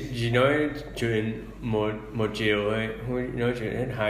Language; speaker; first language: Vietnamese; early bilingual, heritage; English